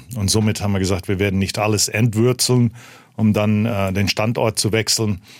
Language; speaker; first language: German; early bilingual, heritage; German